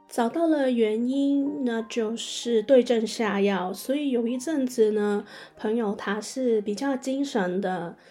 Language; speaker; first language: Chinese; non-native, local second language; Cantonese